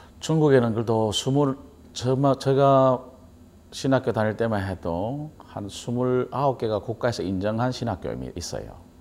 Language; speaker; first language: Korean; native; Korean